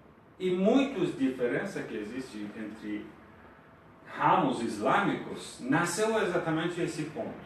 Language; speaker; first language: Portuguese; non-native, fluent; Persian